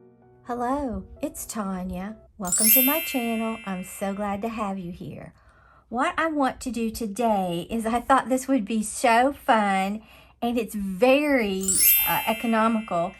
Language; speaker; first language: English; native; English